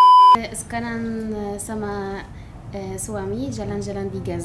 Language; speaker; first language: Indonesian; non-native, learner; Arabic